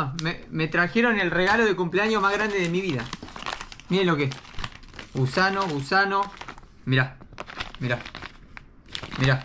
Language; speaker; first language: Spanish; native; Spanish